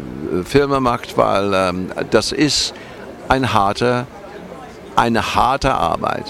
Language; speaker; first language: German; non-native, fluent; English